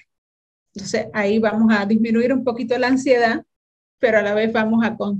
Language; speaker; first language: Spanish; native; Spanish